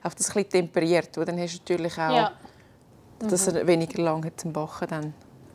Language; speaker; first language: German; native; German